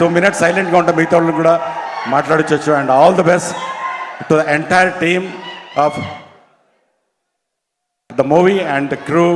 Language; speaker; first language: Telugu; native; Telugu